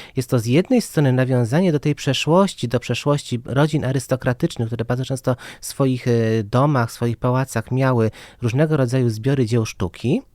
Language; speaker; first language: Polish; native; Polish